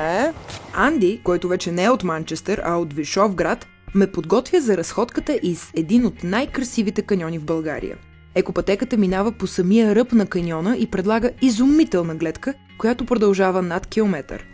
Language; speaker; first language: Bulgarian; native; Bulgarian